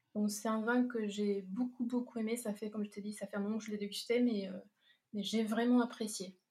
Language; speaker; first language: French; non-native, fluent; Spanish